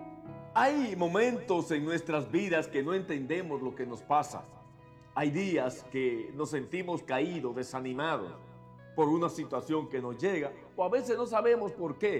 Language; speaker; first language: Spanish; native; Spanish